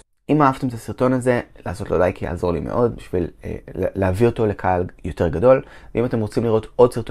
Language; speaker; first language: Hebrew; native; Hebrew